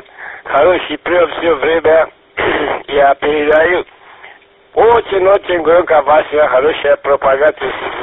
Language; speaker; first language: Russian; non-native, learner; Romanian